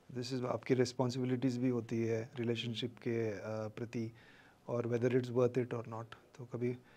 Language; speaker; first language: Hindi; non-native, local second language; Kodava